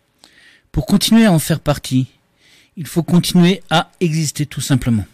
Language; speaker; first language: French; native; French